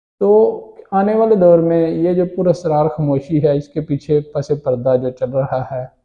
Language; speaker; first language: Urdu; native; Urdu